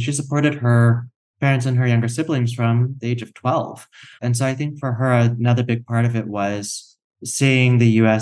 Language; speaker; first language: English; native; English